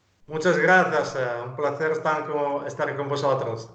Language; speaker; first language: Spanish; non-native, fluent; Italian